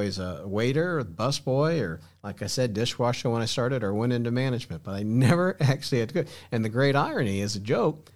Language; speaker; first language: English; native; English